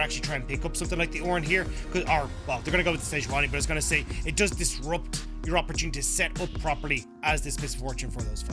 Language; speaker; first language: English; native; English